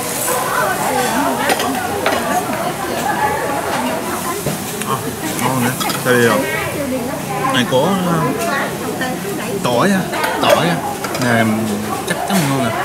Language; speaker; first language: Vietnamese; non-native, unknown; Japanese